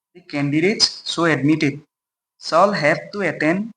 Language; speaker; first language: English; non-native, local second language; Assamese